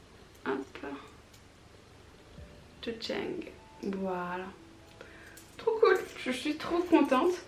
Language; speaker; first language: French; native; French